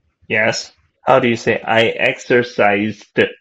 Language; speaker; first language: English; non-native, fluent; Korean